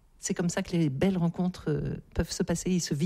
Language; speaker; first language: French; native; French